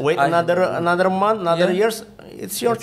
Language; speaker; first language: English; non-native, fluent; Indonesian